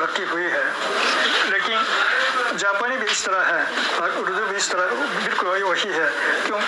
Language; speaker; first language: Hindi; non-native, fluent; Japanese